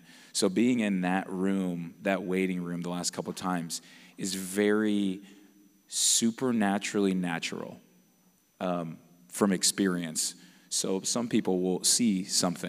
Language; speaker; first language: English; native; English